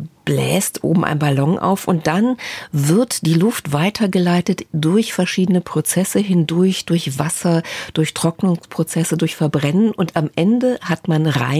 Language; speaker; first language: German; native; German